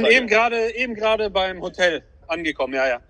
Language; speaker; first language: German; native; German